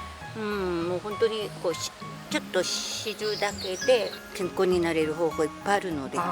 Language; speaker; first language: Japanese; native; Japanese